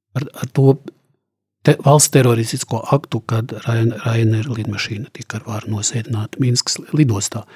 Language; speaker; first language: Latvian; native; Latvian